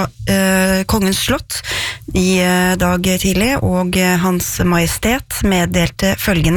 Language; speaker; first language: Norwegian; native; Norwegian